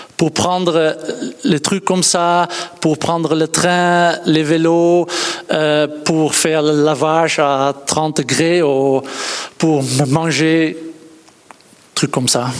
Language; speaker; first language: French; non-native, learner; Dutch